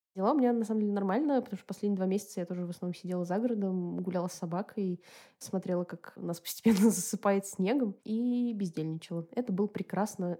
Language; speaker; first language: Russian; native; Russian